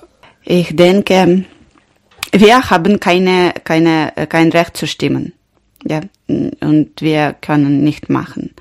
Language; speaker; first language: German; non-native, learner; Ukrainian